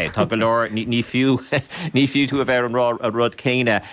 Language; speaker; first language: Irish; native; Irish